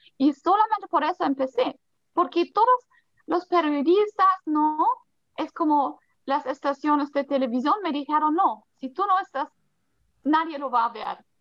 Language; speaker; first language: Spanish; non-native, fluent; German